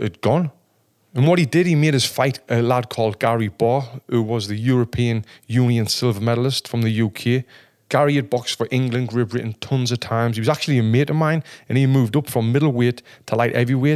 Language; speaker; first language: English; native; English